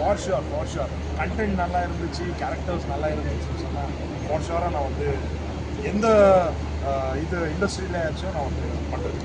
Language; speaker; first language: Tamil; non-native, local second language; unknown